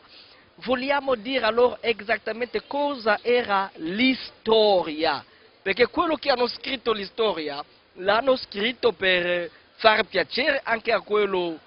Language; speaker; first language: Italian; non-native, fluent; Kongo